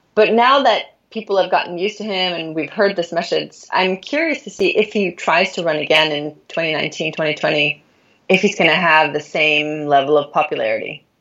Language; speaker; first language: English; non-native, fluent; Norwegian